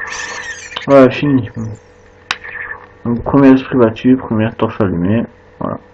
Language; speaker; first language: French; native; French